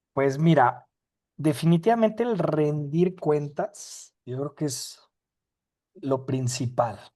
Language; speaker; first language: Spanish; native; Spanish